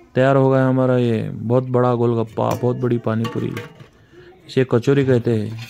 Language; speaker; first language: Hindi; non-native, local second language; Marathi